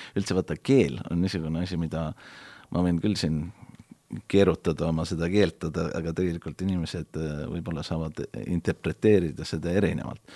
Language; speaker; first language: Estonian; early bilingual, heritage; Estonian